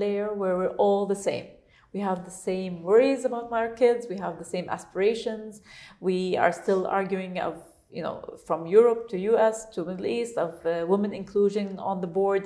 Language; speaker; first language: English; non-native, fluent; Arabic